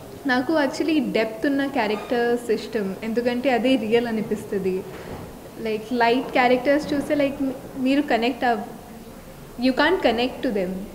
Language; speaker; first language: Telugu; non-native, fluent; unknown